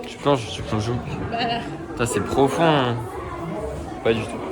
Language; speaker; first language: French; native; French